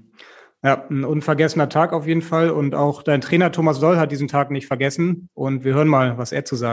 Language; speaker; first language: German; native; German